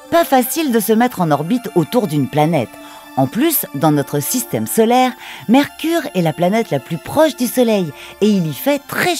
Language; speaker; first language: French; native; French